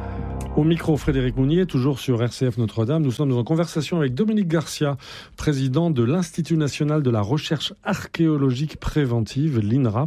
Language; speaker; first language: French; native; French